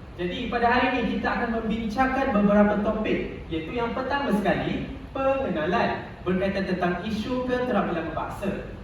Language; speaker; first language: Malay; native; Malay